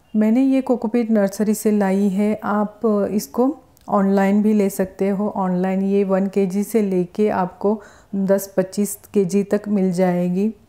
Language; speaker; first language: Hindi; non-native, local second language; Marathi